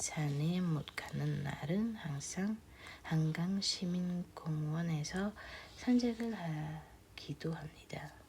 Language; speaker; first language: Korean; non-native, fluent; Indonesian